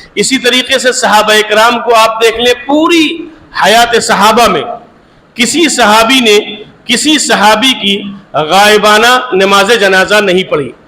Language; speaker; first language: Urdu; native; Urdu